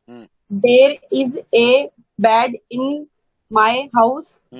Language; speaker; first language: English; non-native, learner; Hindi